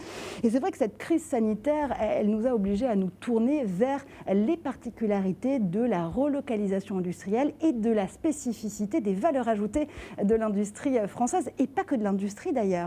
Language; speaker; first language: French; native; French